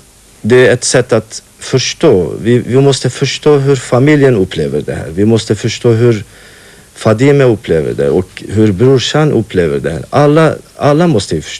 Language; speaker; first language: Swedish; non-native, fluent; Kurdish